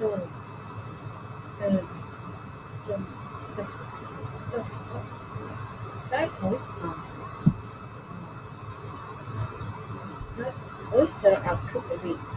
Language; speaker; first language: English; non-native, learner; Japanese